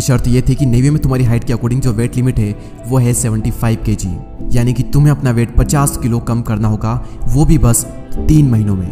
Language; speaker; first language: Hindi; native; Hindi